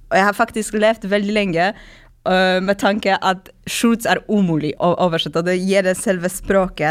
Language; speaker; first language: Norwegian; non-native, fluent; Polish